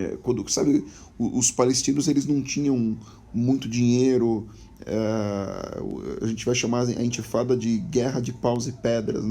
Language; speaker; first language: Portuguese; native; Portuguese